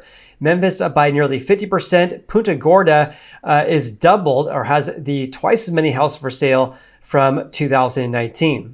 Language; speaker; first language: English; native; English